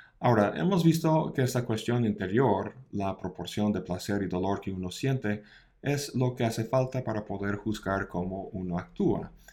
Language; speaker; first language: Spanish; non-native, fluent; English